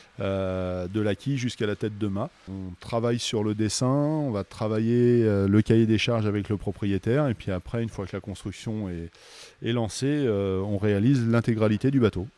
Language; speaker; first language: French; native; French